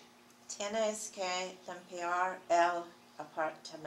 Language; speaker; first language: Spanish; non-native, learner; English